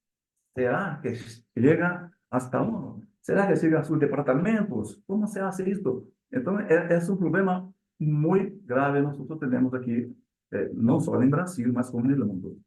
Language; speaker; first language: Spanish; non-native, learner; Portuguese